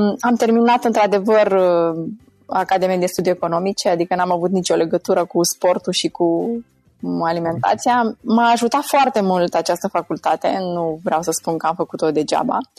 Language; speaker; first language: Romanian; native; Romanian